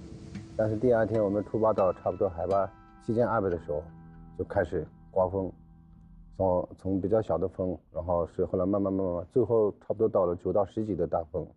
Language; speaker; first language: Chinese; native; Chinese